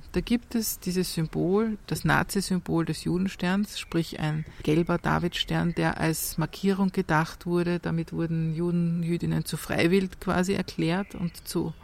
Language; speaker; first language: German; native; German